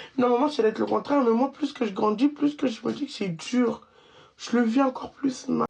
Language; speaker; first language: French; early bilingual, other home language; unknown